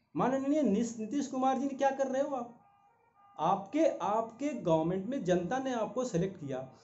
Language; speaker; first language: Hindi; native; Hindi